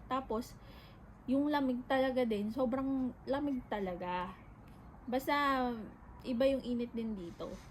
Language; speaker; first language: Filipino; native; Filipino